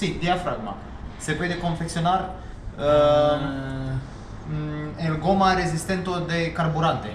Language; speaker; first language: Spanish; non-native, learner; Romanian